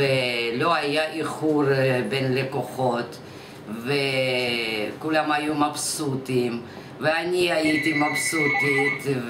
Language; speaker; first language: Hebrew; non-native, fluent; Russian